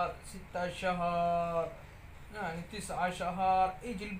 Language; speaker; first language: Arabic; non-native, learner; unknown